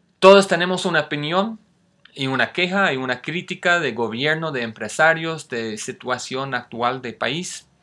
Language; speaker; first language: Spanish; non-native, fluent; English